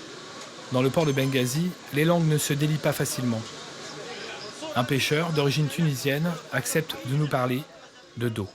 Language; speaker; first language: French; native; French